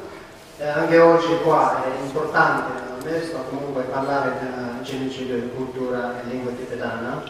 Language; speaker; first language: Italian; non-native, learner; Tibetan